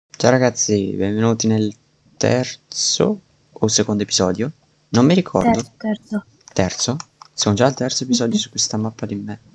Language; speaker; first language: Italian; native; Italian